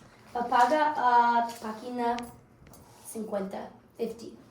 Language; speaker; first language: Spanish; non-native, learner; English